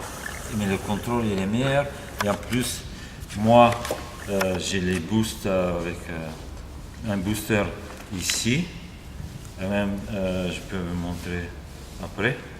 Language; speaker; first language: French; non-native, fluent; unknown